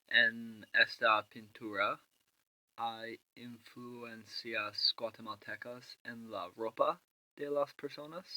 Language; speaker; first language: Spanish; non-native, learner; English